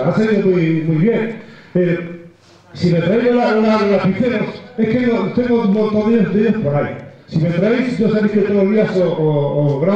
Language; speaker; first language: Spanish; native; Spanish